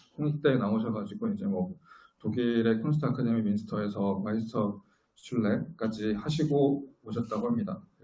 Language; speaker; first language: Korean; native; Korean